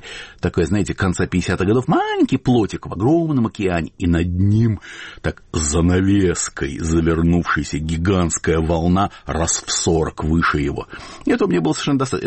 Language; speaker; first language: Russian; native; Russian